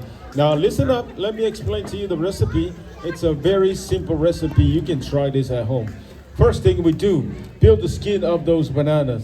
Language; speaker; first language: English; non-native, local second language; Samoan